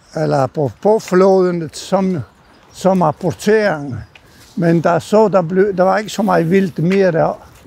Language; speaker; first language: Danish; non-native, fluent; Italian